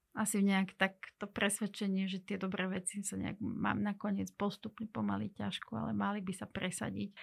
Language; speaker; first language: Slovak; non-native, local second language; Hungarian